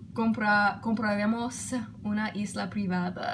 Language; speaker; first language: Spanish; non-native, learner; English